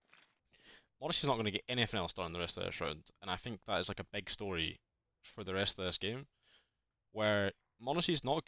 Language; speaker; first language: English; native; English